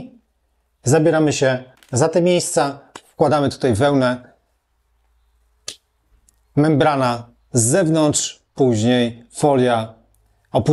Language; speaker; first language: Polish; native; Polish